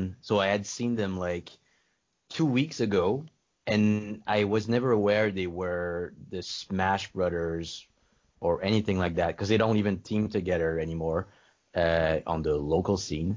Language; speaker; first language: English; non-native, fluent; French